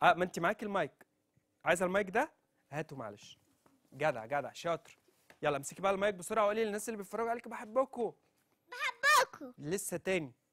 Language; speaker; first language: Arabic; native; Arabic